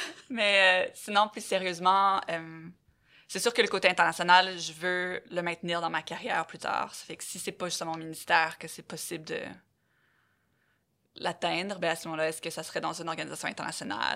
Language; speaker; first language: French; native; French